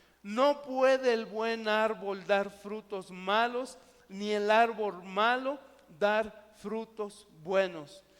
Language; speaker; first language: Spanish; native; Spanish